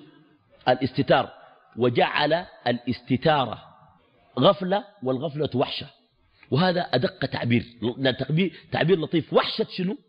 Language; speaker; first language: Arabic; native; Arabic